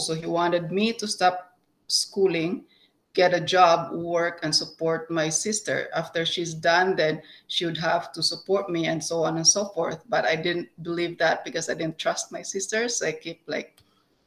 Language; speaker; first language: English; non-native, local second language; Cebuano